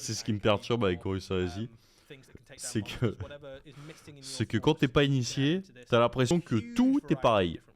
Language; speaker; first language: French; native; French